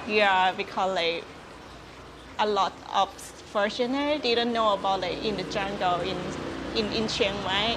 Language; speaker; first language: English; non-native, learner; Thai